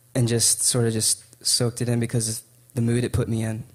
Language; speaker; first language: English; native; English